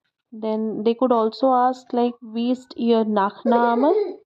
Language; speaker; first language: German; non-native, fluent; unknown